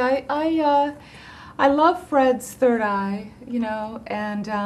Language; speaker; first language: English; early bilingual, heritage; English